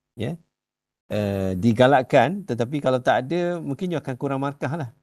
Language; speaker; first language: Malay; native; Malay